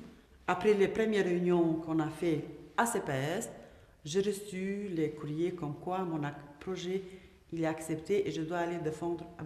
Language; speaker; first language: French; non-native, fluent; Albanian